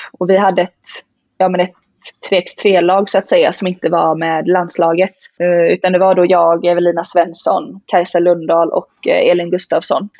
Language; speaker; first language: Swedish; native; Swedish